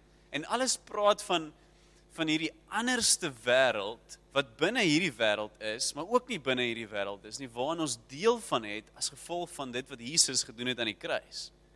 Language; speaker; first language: Afrikaans; native; Afrikaans